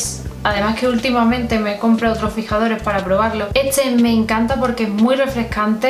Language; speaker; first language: Spanish; native; Spanish